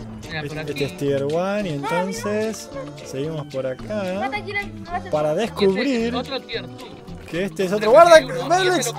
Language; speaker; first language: Spanish; native; Spanish